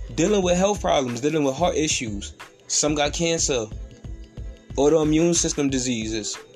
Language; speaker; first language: English; native; English